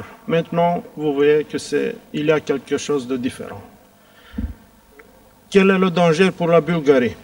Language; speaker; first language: French; non-native, fluent; Bulgarian